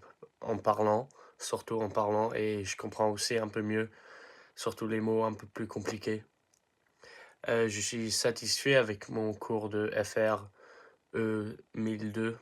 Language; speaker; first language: French; early bilingual, heritage; English